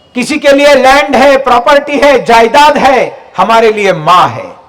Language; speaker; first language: Hindi; non-native, local second language; Marathi